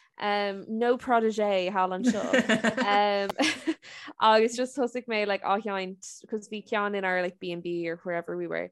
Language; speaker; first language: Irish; non-native, local second language; English